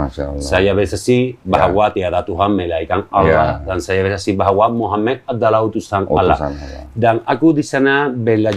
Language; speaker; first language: Indonesian; non-native, learner; Spanish